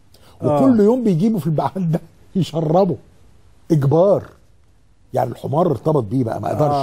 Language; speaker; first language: Arabic; native; Arabic